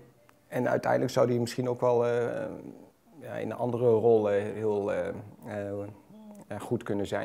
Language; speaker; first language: Dutch; native; Dutch